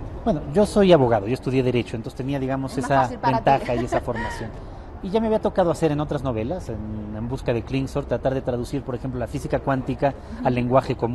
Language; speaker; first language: Spanish; native; Spanish